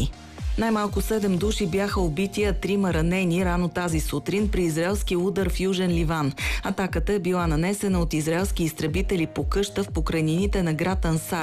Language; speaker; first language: Bulgarian; native; Bulgarian